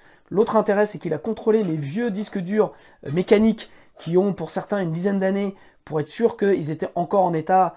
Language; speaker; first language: French; native; French